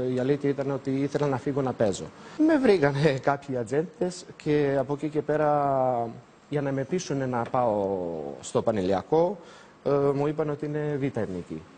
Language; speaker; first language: Greek; non-native, fluent; Serbian